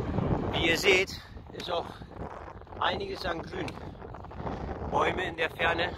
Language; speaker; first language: German; early bilingual, other home language; Turkish